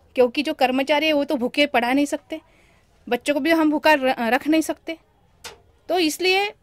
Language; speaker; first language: Hindi; non-native, local second language; Marathi